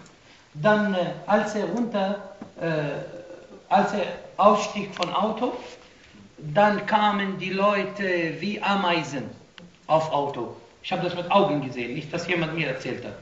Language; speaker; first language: German; non-native, fluent; Arabic